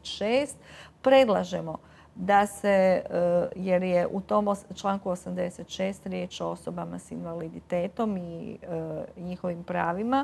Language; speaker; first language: Croatian; native; Croatian